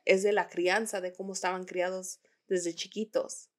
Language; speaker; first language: Spanish; early bilingual, other home language; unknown